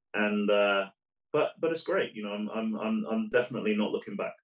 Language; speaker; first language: English; early bilingual, other home language; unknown